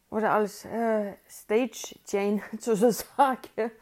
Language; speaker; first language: German; non-native, fluent; Swedish